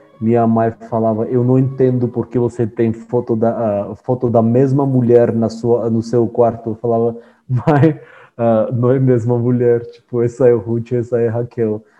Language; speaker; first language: Portuguese; non-native, fluent; Armenian